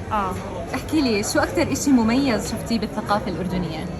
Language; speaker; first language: Arabic; native; Arabic